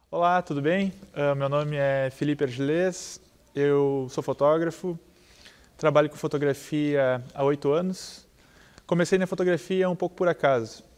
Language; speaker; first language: Portuguese; native; Portuguese